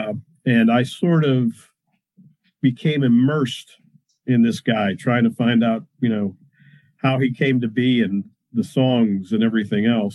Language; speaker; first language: English; native; English